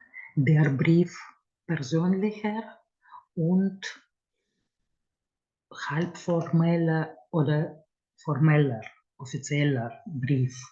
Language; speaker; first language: German; non-native, fluent; Lithuanian